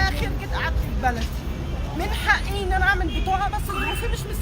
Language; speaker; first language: Arabic; native; Arabic